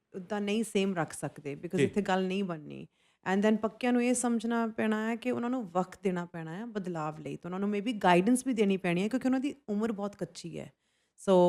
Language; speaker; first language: Punjabi; non-native, fluent; English